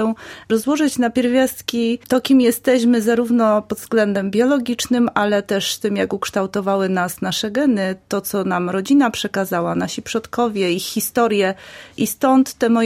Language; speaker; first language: Polish; native; Polish